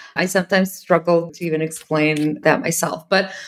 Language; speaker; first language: English; non-native, fluent; Serbian